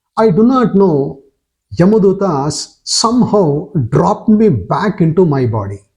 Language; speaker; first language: English; non-native, local second language; Kannada